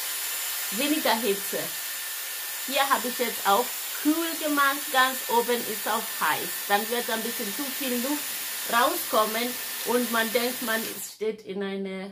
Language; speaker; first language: German; non-native, fluent; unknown